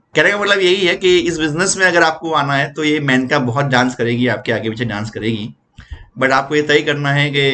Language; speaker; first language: Hindi; non-native, local second language; Gujarati